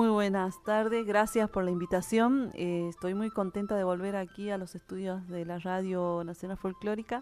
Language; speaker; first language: Spanish; native; Spanish